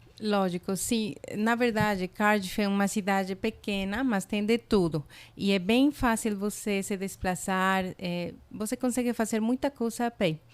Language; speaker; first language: Portuguese; non-native, fluent; Spanish